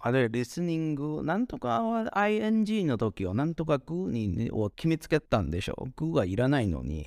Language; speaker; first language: Japanese; non-native, fluent; Chinese